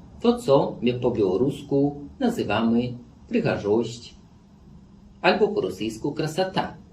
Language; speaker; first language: Polish; non-native, fluent; Belarusian